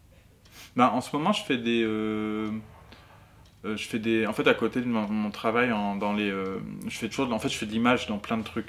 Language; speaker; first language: French; native; French